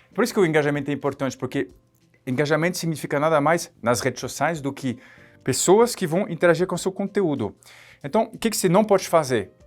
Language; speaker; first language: Portuguese; non-native, fluent; French